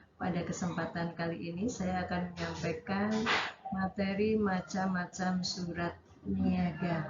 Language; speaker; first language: Indonesian; native; Indonesian